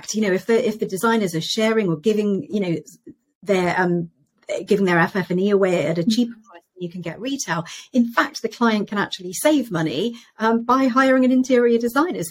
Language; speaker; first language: English; native; English